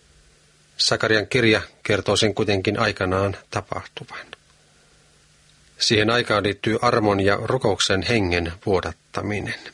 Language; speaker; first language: Finnish; native; Finnish